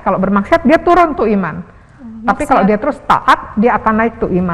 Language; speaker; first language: Indonesian; native; Indonesian